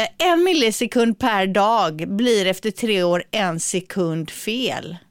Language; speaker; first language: Swedish; native; Swedish